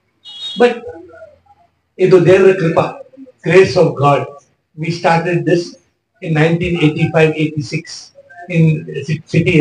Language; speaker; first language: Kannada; non-native, local second language; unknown